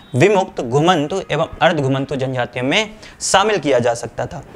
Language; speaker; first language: Hindi; native; Hindi